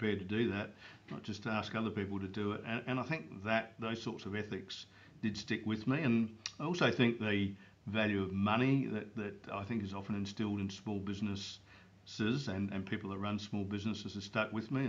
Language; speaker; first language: English; native; English